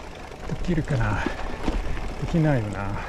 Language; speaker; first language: Japanese; non-native, learner; English